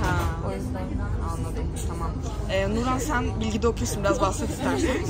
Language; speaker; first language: Turkish; native; Turkish